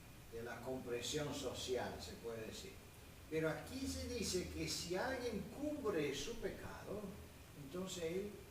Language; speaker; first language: Spanish; non-native, fluent; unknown